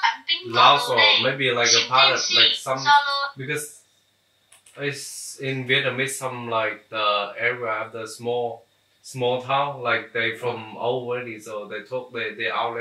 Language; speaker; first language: English; non-native, learner; Vietnamese